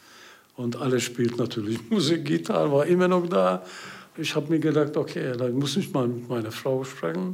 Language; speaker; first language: German; non-native, learner; Hungarian